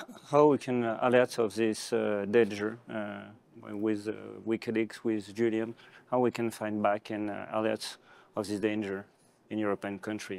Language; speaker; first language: English; non-native, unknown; French